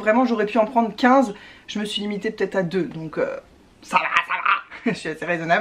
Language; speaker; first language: French; native; French